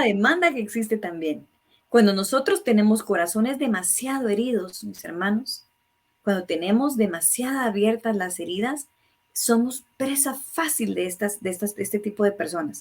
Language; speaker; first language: Spanish; native; Spanish